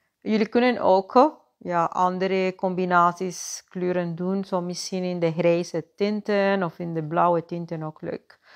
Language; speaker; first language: Dutch; non-native, fluent; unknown